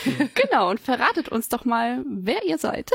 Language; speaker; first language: German; native; German